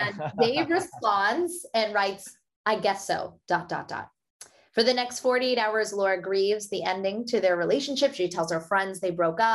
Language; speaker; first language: English; early bilingual, other home language; Hindi